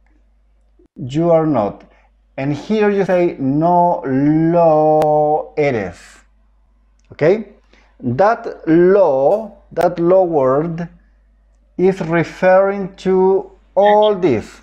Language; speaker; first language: English; non-native, fluent; Spanish